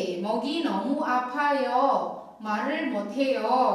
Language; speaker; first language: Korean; non-native, learner; Indonesian